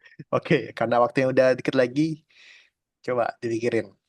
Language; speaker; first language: Indonesian; native; Indonesian